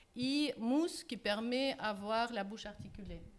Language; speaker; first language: French; non-native, fluent; Russian